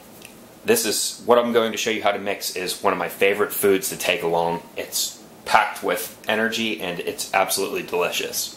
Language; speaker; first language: English; native; English